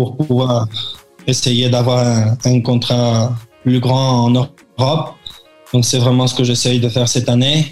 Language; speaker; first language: French; early bilingual, heritage; French